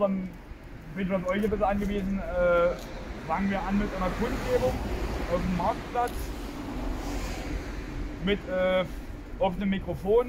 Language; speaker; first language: German; native; German